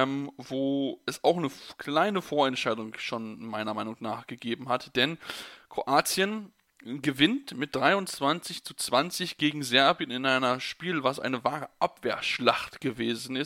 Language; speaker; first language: German; native; German